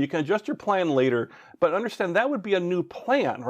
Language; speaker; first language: English; native; English